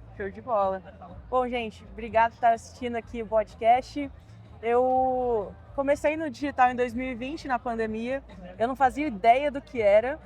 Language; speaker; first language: Portuguese; native; Portuguese